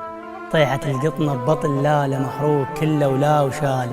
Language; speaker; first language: Arabic; native; Arabic